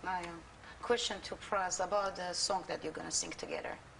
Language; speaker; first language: English; non-native, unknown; Armenian